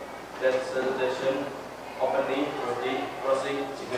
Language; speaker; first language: English; non-native, learner; Indonesian